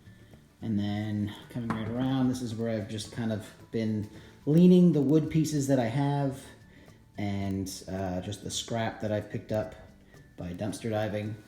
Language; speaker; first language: English; native; English